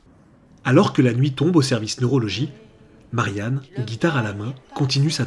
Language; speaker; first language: French; native; French